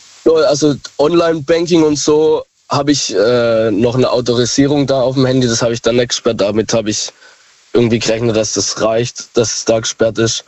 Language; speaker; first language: German; native; German